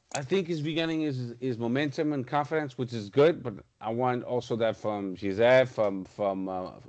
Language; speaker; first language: English; non-native, fluent; Portuguese